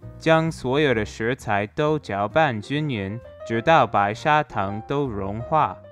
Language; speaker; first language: Chinese; non-native, fluent; English